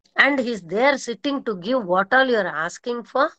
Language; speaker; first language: English; non-native, local second language; Kannada